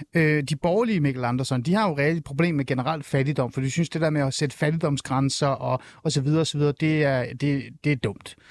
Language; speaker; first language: Danish; native; Danish